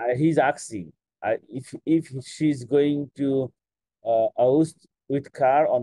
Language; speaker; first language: English; non-native, fluent; Bangla